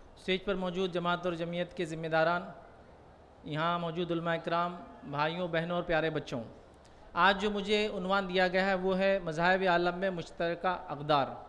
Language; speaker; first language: Urdu; native; Urdu